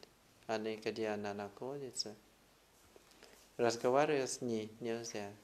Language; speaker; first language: Russian; non-native, learner; Thai